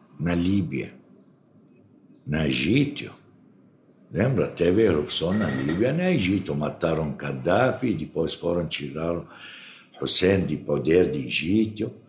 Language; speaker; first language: Portuguese; non-native, fluent; Arabic